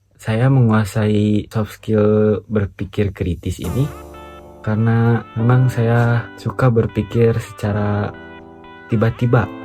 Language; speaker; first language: Indonesian; non-native, local second language; Sundanese